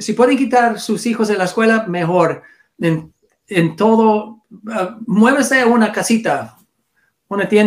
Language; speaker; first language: Spanish; non-native, learner; English